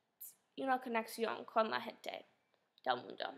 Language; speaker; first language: Spanish; non-native, fluent; English